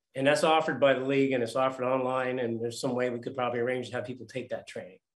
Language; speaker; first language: English; native; English